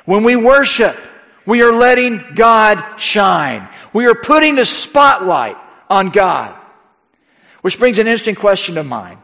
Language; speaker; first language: English; native; English